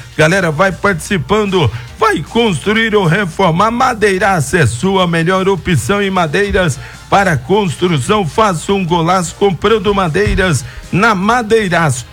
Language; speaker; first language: Portuguese; native; Portuguese